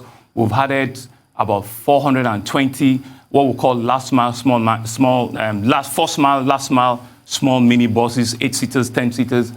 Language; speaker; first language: English; non-native, local second language; Yoruba